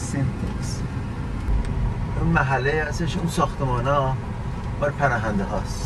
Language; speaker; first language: Persian; native; Persian